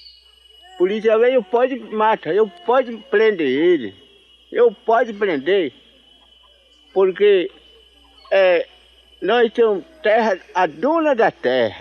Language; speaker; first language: Portuguese; non-native, local second language; Kayapó